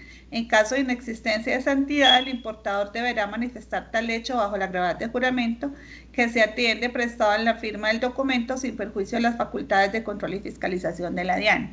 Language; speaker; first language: Spanish; native; Spanish